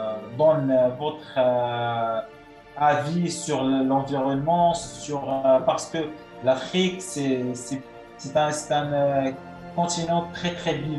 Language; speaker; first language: French; non-native, local second language; Arabic